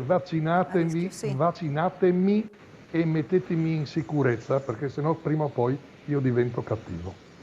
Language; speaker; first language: Italian; native; Italian